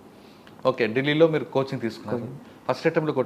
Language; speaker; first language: Telugu; native; Telugu